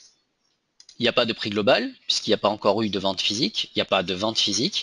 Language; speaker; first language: French; native; French